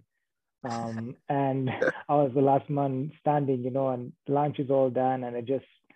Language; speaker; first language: English; non-native, local second language; Kinyarwanda